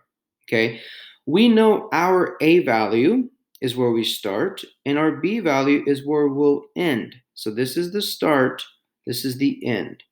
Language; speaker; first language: English; native; English